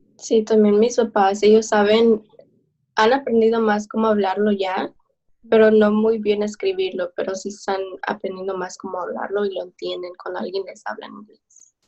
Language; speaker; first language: Spanish; early bilingual, heritage; Spanish